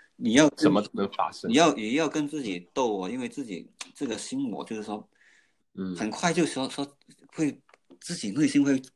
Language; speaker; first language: Chinese; non-native, fluent; Cantonese